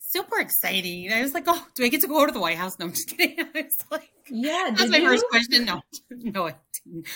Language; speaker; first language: English; early bilingual, other home language; Spanish